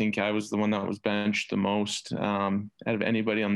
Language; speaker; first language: English; native; English